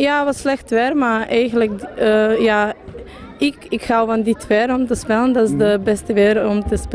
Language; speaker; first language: Dutch; non-native, fluent; Serbian